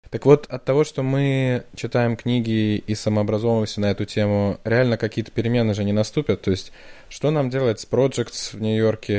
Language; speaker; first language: Russian; native; Russian